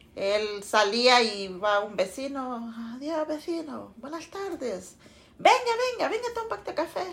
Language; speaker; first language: Spanish; native; Spanish